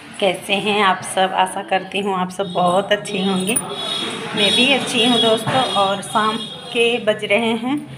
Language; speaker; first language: Hindi; native; Hindi